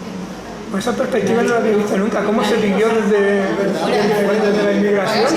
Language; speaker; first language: Spanish; native; Spanish